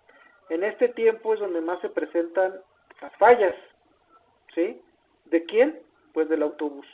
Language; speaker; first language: Spanish; native; Spanish